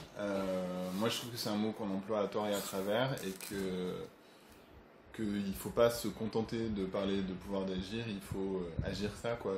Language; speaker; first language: French; native; French